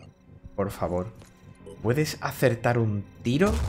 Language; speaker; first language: Spanish; native; Spanish